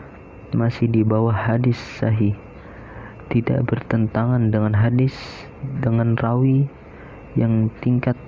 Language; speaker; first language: Indonesian; native; Indonesian